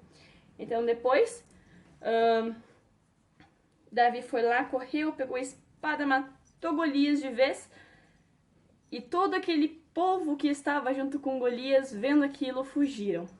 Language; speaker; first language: Portuguese; native; Portuguese